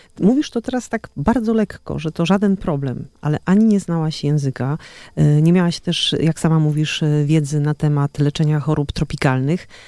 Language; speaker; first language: Polish; native; Polish